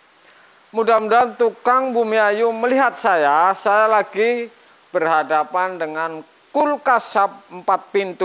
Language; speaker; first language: Indonesian; native; Indonesian